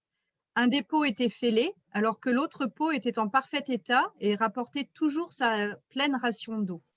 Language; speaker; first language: French; native; French